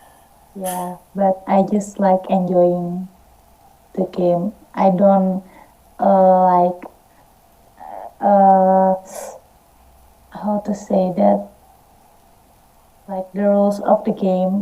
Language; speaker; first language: English; non-native, learner; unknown